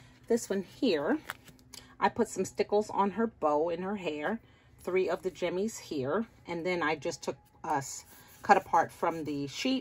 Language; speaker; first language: English; native; English